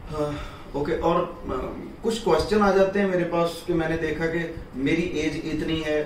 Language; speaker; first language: Hindi; non-native, local second language; Punjabi